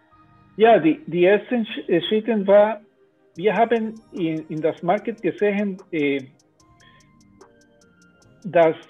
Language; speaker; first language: German; non-native, learner; Spanish